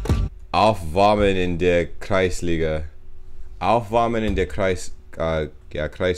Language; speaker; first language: German; non-native, learner; English